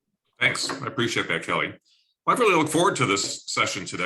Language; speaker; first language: English; native; English